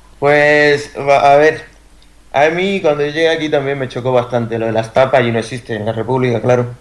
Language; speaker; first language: Spanish; native; Spanish